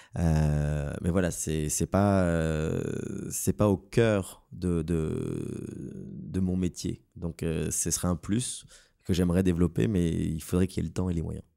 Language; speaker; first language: French; native; French